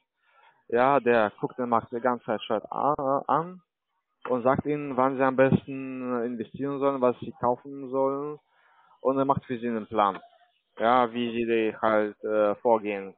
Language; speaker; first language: German; non-native, learner; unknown